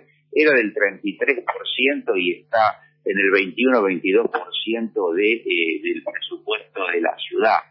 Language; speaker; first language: Spanish; native; Spanish